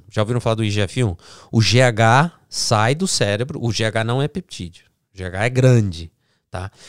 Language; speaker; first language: Portuguese; early bilingual, heritage; English